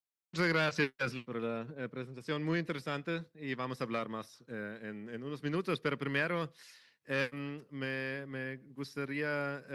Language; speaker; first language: Spanish; non-native, fluent; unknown